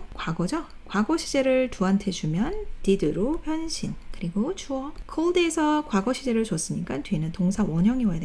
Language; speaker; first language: Korean; native; Korean